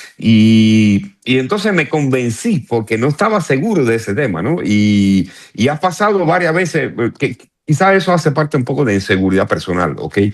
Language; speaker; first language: Spanish; non-native, fluent; Italian